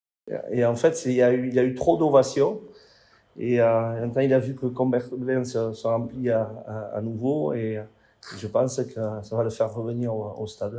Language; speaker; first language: French; native; French